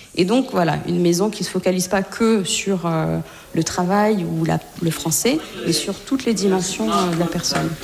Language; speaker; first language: French; native; French